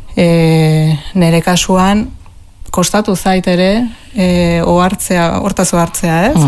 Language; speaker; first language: Basque; early bilingual, heritage; Basque